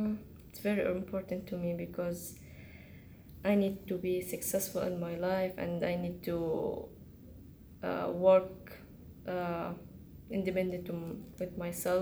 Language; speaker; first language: English; non-native, learner; Arabic